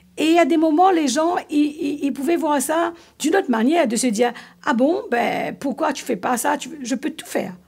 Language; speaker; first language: French; non-native, local second language; Morisyen